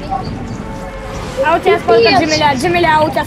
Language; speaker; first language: Russian; native; Russian